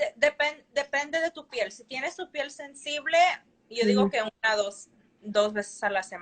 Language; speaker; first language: Spanish; early bilingual, heritage; Spanish